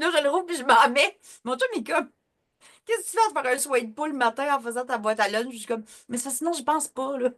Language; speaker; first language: French; native; French